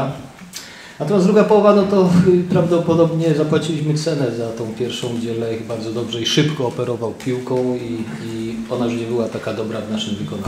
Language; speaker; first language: Polish; native; Polish